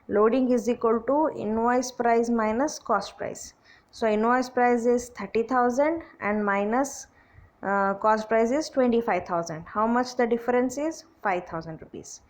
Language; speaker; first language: English; non-native, local second language; Kannada